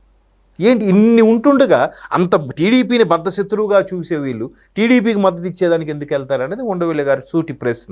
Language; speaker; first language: Telugu; native; Telugu